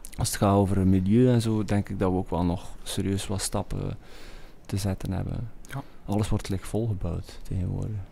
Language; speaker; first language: Dutch; native; Dutch